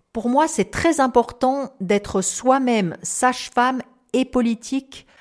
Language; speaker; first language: French; native; French